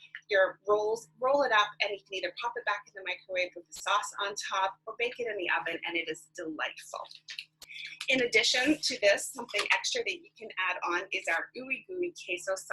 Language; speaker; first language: English; native; English